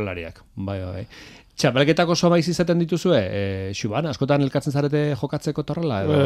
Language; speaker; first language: Basque; native; Basque